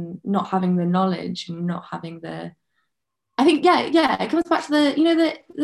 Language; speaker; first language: English; native; English